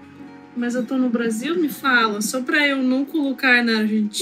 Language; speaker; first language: Portuguese; non-native, fluent; Russian